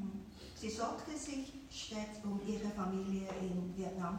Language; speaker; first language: German; non-native, fluent; Chinese